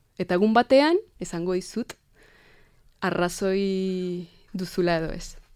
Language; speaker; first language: Basque; non-native, fluent; Spanish